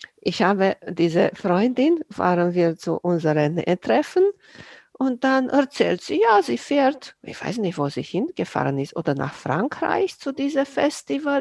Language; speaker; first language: German; non-native, fluent; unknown